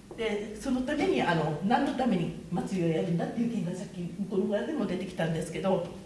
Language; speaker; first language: Japanese; native; Japanese